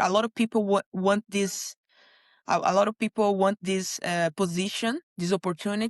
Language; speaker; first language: English; non-native, learner; Portuguese